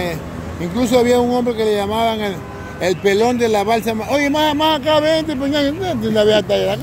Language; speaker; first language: Spanish; native; Spanish